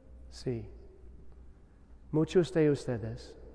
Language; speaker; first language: Spanish; non-native, learner; English